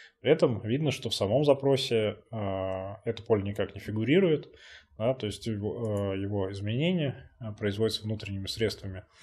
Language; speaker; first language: Russian; native; Russian